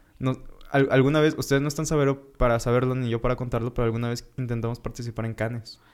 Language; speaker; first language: Spanish; native; Spanish